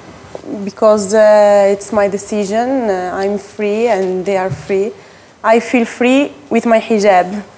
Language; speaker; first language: English; non-native, fluent; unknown